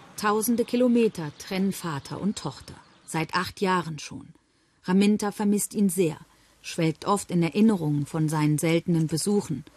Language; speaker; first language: German; native; German